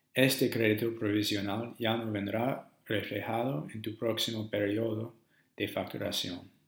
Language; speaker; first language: Spanish; non-native, fluent; English